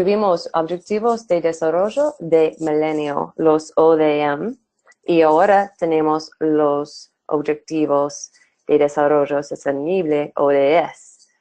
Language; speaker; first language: Spanish; non-native, fluent; English